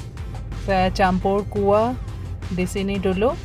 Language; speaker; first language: Indonesian; non-native, learner; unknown